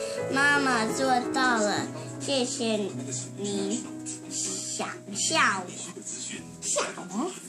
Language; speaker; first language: Chinese; early bilingual, heritage; Chinese